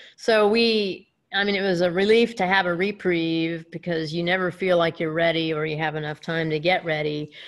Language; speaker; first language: English; native; English